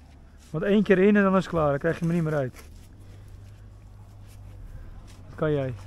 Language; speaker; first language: Dutch; native; Dutch